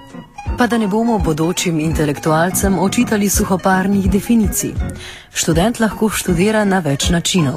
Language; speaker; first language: Slovenian; native; Slovenian